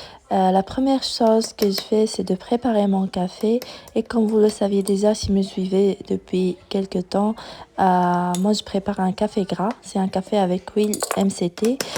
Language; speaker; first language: French; non-native, fluent; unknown